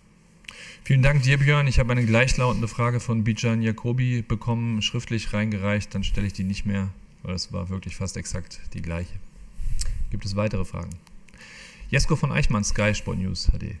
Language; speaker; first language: German; native; German